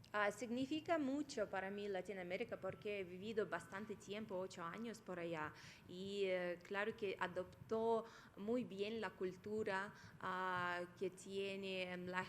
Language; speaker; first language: Spanish; non-native, fluent; Russian